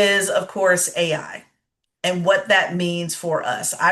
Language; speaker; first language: English; native; English